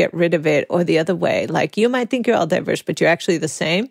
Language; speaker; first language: English; native; English